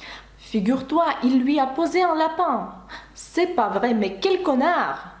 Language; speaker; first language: French; non-native, fluent; Russian